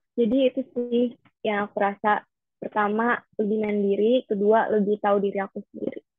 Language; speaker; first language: Indonesian; native; Indonesian